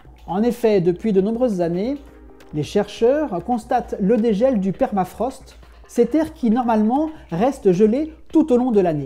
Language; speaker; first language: French; native; French